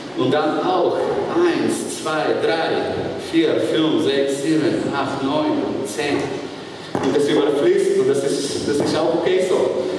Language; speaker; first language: German; non-native, fluent; Bulgarian